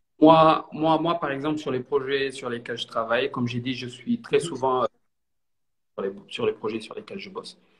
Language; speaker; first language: French; non-native, local second language; Wolof